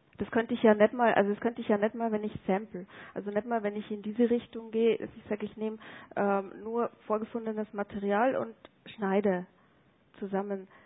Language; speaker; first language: German; native; German